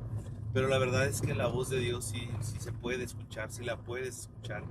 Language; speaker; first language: Spanish; native; Spanish